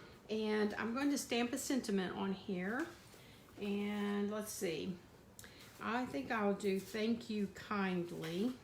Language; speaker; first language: English; native; English